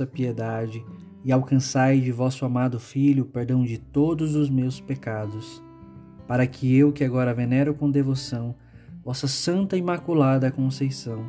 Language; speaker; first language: Portuguese; native; Portuguese